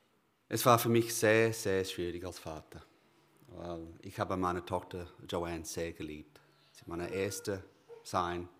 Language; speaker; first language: German; non-native, learner; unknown